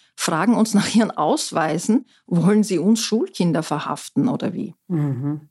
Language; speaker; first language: German; non-native, fluent; Turkish